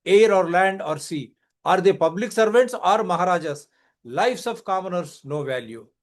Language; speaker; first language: English; non-native, local second language; Telugu